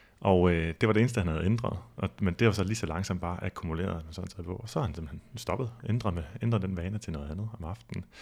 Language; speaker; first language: Danish; native; Danish